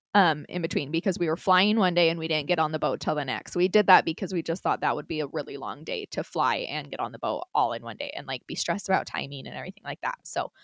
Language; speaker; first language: English; native; English